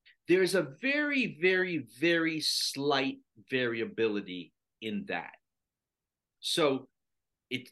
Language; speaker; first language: English; non-native, local second language; Sinhala